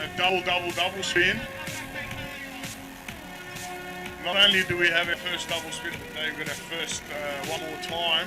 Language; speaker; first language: English; native; English